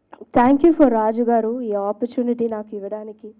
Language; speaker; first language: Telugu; non-native, local second language; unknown